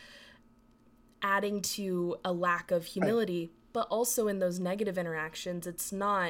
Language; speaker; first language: English; native; English